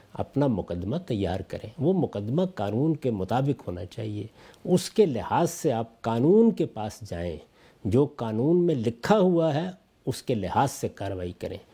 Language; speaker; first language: Urdu; non-native, local second language; Punjabi